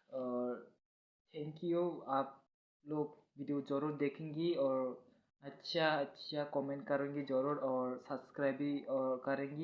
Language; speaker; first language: Hindi; non-native, local second language; Kok Borok